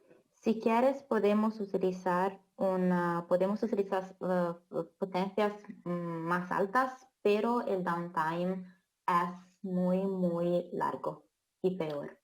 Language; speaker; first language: Spanish; non-native, fluent; Italian